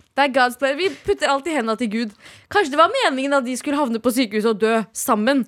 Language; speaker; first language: Norwegian; early bilingual, other home language; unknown